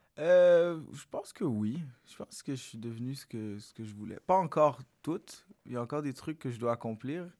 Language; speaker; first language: French; early bilingual, other home language; Arabic